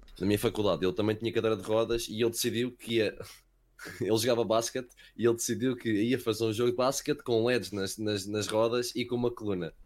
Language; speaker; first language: Portuguese; early bilingual, heritage; Portuguese